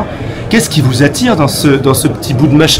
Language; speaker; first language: French; native; French